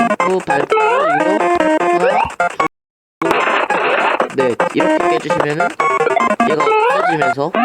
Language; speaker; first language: Korean; native; Korean